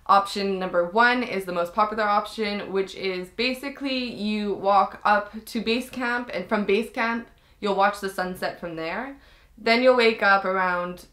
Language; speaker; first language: English; native; English